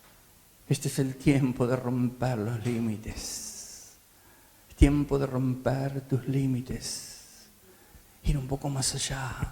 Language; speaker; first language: Spanish; native; Spanish